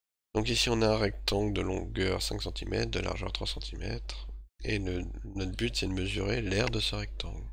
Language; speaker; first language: French; native; French